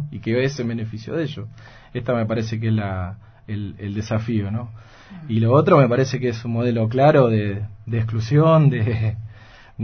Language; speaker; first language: Spanish; native; Spanish